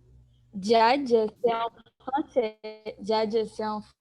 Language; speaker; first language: French; non-native, learner; Portuguese